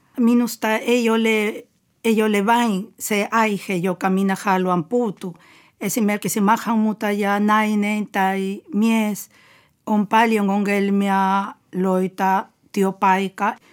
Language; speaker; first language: Finnish; non-native, fluent; Spanish